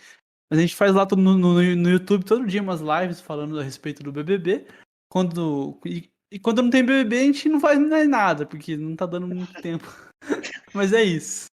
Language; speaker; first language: Portuguese; native; Portuguese